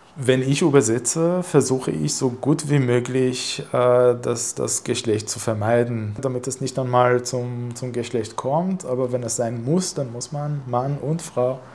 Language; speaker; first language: German; non-native, fluent; Hebrew